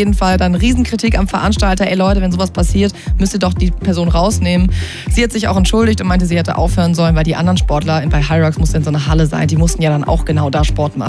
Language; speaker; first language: German; native; German